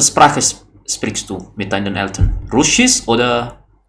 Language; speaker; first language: German; non-native, learner; Indonesian